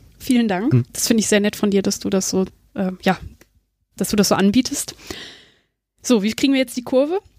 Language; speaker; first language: German; native; German